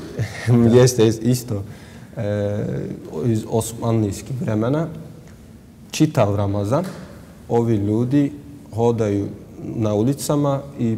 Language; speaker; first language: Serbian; non-native, learner; Turkish